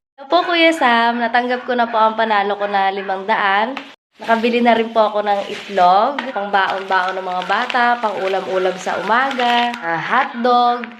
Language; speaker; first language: Filipino; native; Filipino